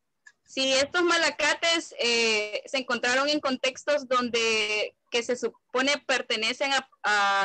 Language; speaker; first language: Spanish; native; Spanish